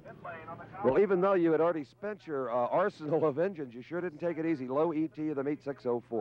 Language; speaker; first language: English; native; English